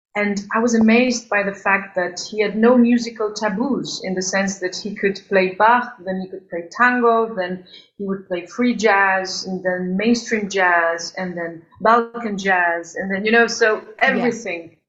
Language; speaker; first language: English; early bilingual, other home language; Albanian